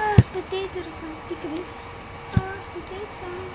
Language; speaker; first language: Bulgarian; native; Bulgarian